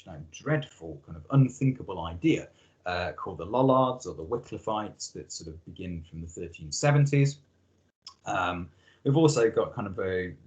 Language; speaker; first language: English; native; English